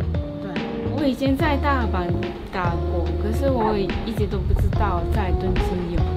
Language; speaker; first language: Chinese; non-native, fluent; Japanese